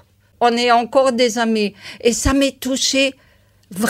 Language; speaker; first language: French; non-native, learner; German